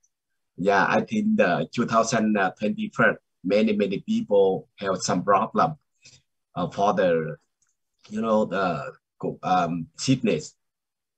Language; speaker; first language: English; non-native, learner; Vietnamese